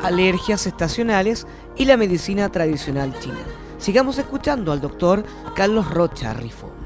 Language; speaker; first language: Spanish; native; Spanish